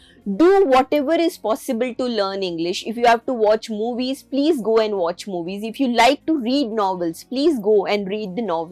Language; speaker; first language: English; non-native, local second language; Hindi